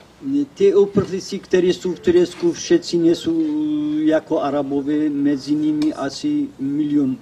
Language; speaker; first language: Czech; non-native, learner; Kurdish